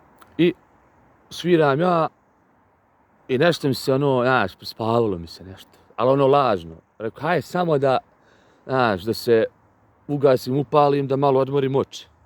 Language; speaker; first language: Bosnian; native; Bosnian